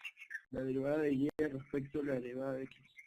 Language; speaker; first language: Spanish; native; Spanish